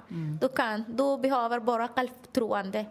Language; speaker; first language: Swedish; non-native, learner; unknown